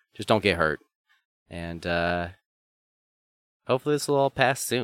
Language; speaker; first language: English; native; English